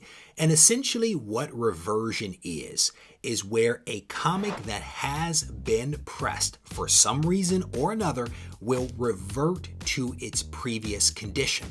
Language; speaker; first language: English; native; English